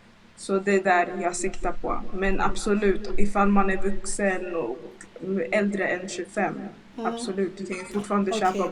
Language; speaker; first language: Swedish; early bilingual, other home language; Lingala